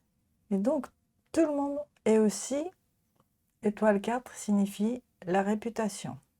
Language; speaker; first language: French; non-native, fluent; Japanese